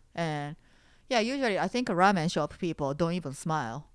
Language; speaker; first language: English; non-native, learner; Japanese